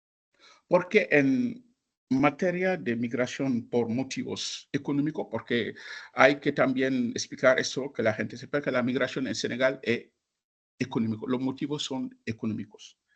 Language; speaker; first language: Spanish; non-native, fluent; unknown